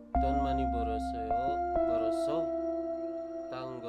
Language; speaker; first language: Korean; non-native, learner; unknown